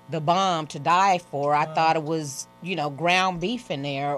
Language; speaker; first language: English; native; English